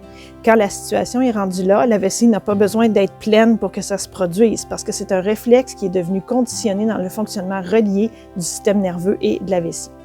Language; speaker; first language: French; native; French